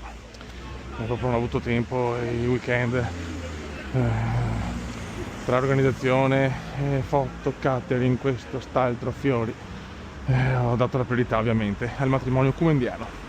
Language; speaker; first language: Italian; native; Italian